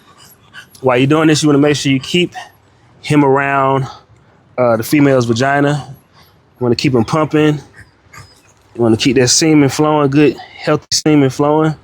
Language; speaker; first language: English; native; English